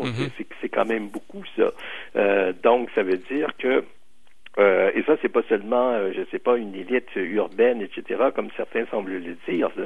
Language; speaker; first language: French; native; French